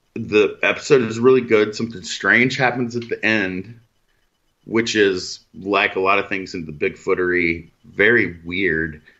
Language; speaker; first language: English; native; English